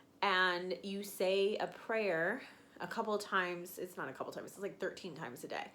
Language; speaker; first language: English; native; English